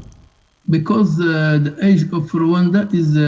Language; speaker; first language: English; non-native, learner; Arabic